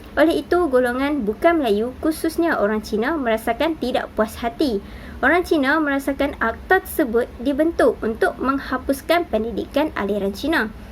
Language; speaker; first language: Malay; native; Malay